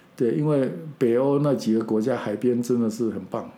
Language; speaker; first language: Chinese; non-native, local second language; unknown